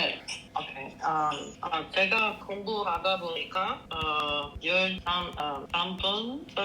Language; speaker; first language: Korean; non-native, learner; English